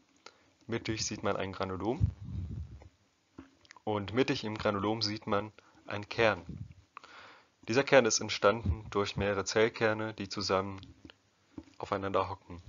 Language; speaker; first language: German; non-native, fluent; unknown